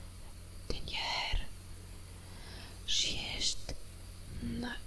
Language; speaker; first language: Albanian; non-native, learner; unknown